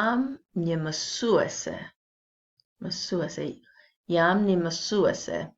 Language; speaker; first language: Albanian; non-native, learner; English